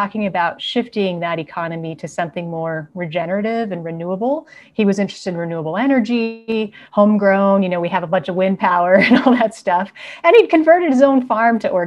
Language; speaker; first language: English; native; English